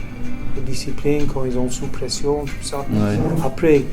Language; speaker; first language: French; non-native, fluent; English